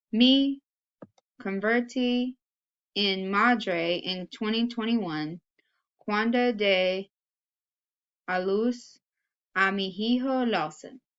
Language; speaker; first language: Spanish; non-native, learner; English